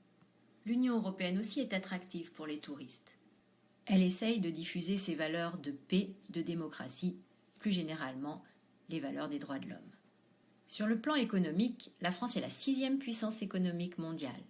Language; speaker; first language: French; native; French